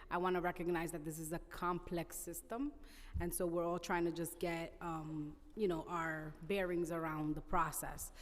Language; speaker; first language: English; non-native, fluent; Spanish